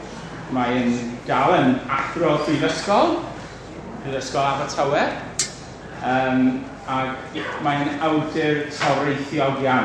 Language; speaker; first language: Welsh; native; Welsh